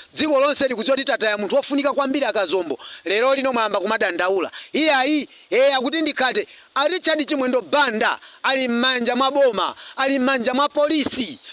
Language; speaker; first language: Nyanja; native; Nyanja